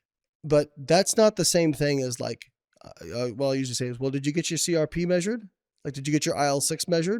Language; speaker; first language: English; native; English